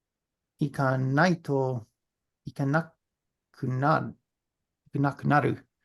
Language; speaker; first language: Japanese; non-native, learner; English